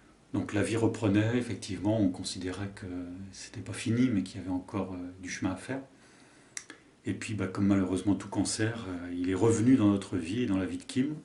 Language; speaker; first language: French; native; French